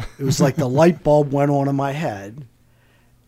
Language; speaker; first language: English; native; English